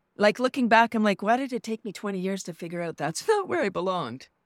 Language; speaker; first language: English; native; English